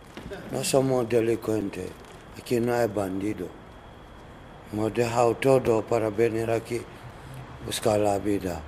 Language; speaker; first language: Spanish; non-native, learner; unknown